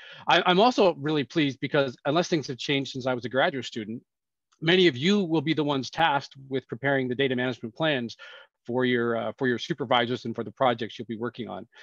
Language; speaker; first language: English; native; English